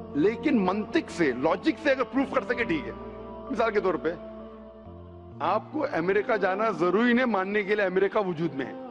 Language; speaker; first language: Hindi; non-native, local second language; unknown